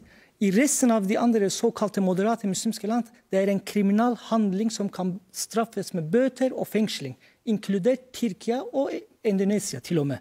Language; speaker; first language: Norwegian; non-native, fluent; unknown